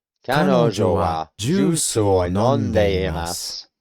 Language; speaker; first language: Japanese; non-native, learner; English